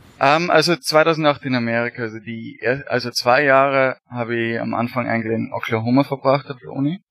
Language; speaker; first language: German; native; German